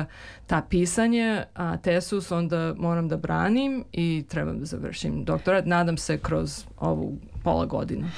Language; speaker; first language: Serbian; early bilingual, heritage; English